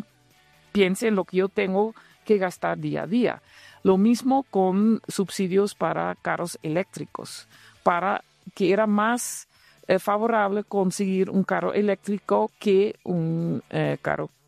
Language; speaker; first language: Spanish; non-native, fluent; Dutch